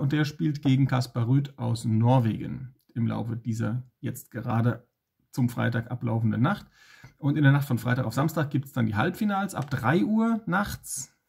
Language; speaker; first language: German; native; German